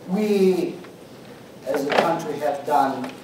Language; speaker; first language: English; non-native, fluent; Georgian